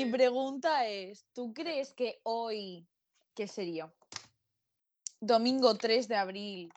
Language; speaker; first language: Spanish; native; Spanish